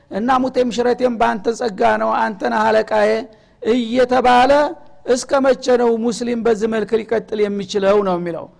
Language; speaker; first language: Amharic; native; Amharic